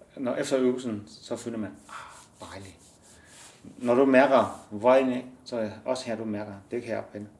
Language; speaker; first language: Danish; non-native, learner; Chinese